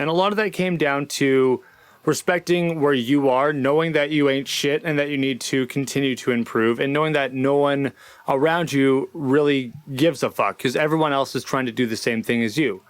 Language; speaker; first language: English; native; English